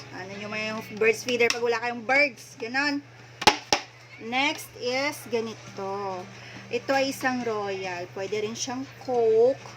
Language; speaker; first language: Filipino; non-native, local second language; Hiligaynon